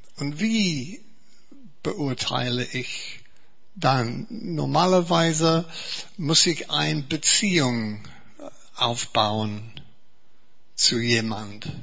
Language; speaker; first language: German; non-native, fluent; English